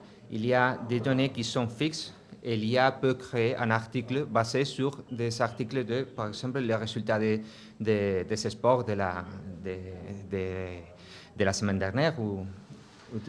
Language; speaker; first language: French; non-native, fluent; Spanish